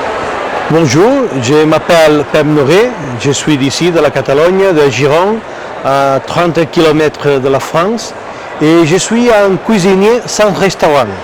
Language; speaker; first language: French; non-native, learner; Catalan